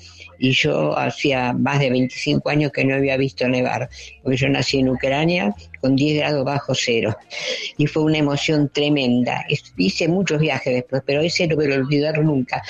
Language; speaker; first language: Spanish; native; Spanish